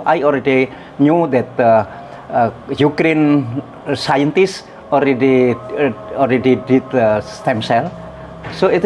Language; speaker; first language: English; non-native, learner; Indonesian